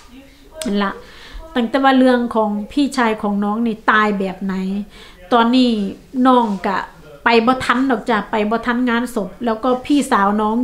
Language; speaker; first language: Thai; non-native, local second language; Lao